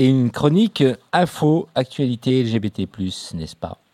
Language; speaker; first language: French; native; French